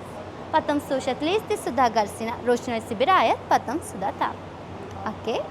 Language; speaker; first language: Russian; non-native, learner; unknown